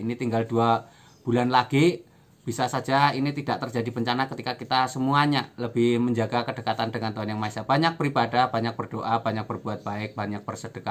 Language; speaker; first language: Indonesian; native; Indonesian